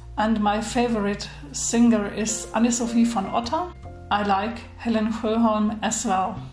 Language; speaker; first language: English; non-native, fluent; German